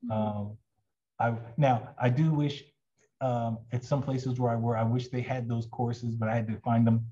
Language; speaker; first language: English; native; English